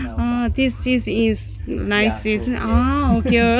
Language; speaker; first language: English; non-native, learner; Korean